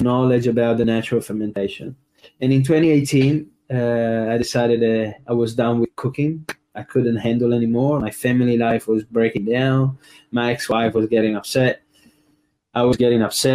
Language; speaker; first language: English; non-native, fluent; Italian